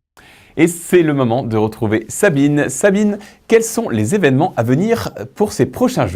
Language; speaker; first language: French; native; French